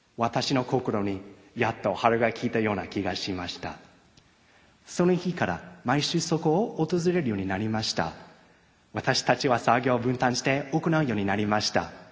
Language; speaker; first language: Japanese; non-native, fluent; English